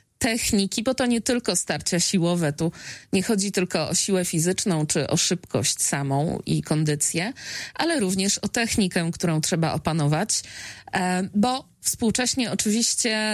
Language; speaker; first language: Polish; native; Polish